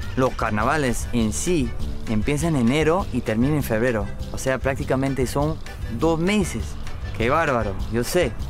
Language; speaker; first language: Spanish; non-native, fluent; English